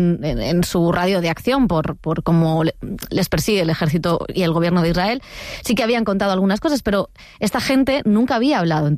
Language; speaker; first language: Spanish; native; Spanish